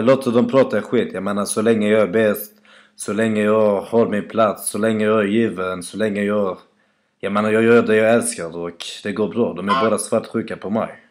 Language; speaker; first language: Swedish; native; Swedish